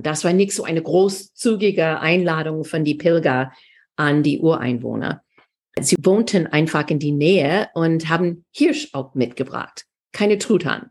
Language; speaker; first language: German; non-native, fluent; English